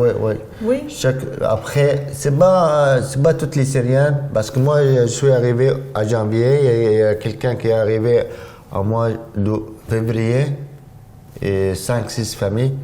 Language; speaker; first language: French; non-native, learner; Arabic